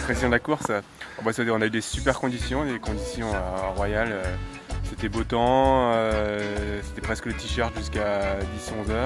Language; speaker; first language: French; native; French